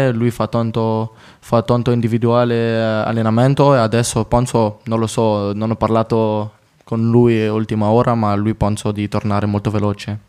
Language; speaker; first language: Italian; non-native, fluent; French